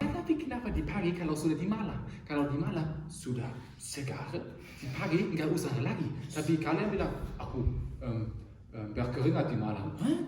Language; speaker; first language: Indonesian; non-native, learner; German